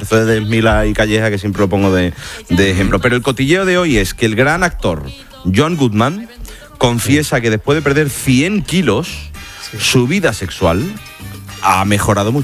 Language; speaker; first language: Spanish; native; Spanish